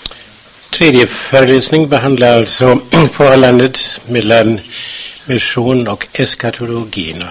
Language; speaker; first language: Swedish; non-native, fluent; German